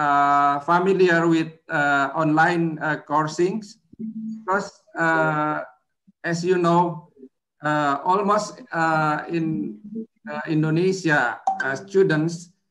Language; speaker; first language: English; non-native, learner; Indonesian